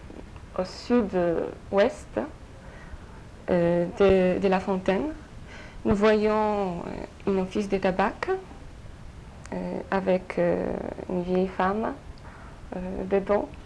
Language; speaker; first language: French; non-native, fluent; Polish